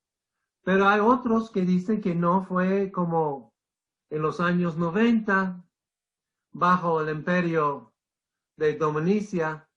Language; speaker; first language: Spanish; non-native, fluent; English